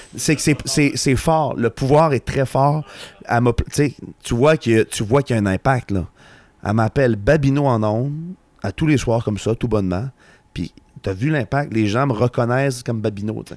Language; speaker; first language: French; native; French